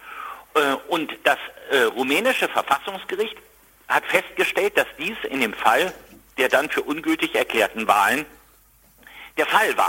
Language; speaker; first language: German; native; German